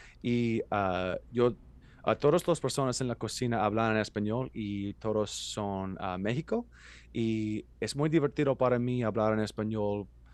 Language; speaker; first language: Spanish; non-native, learner; English